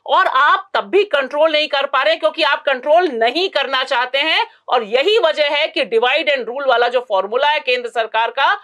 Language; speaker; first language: Hindi; native; Hindi